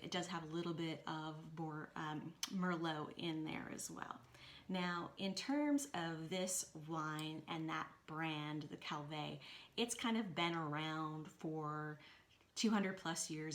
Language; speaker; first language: English; native; English